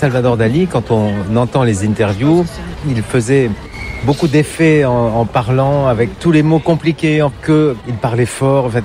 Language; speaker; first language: French; native; French